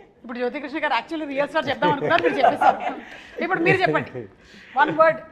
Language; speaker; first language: Telugu; native; Telugu